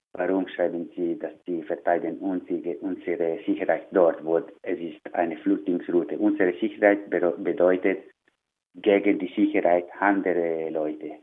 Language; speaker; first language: German; non-native, learner; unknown